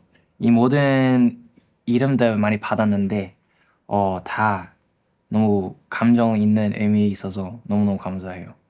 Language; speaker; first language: Korean; early bilingual, heritage; English